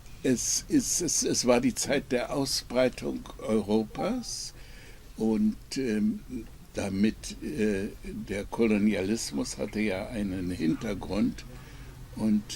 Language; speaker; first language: German; non-native, fluent; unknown